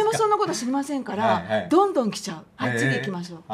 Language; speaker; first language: Japanese; native; Japanese